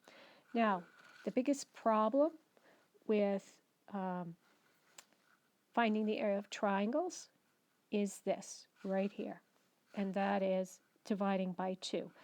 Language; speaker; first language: English; native; English